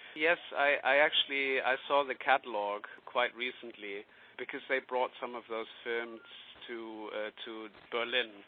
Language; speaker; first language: English; non-native, fluent; German